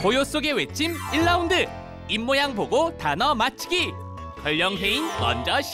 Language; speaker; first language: Korean; native; Korean